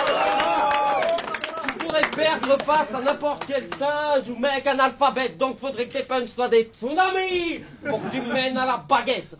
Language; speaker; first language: French; native; French